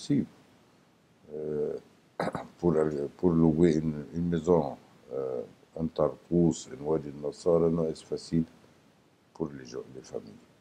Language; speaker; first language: French; non-native, learner; Arabic